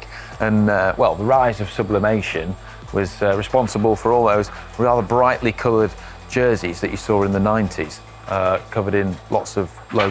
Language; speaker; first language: English; native; English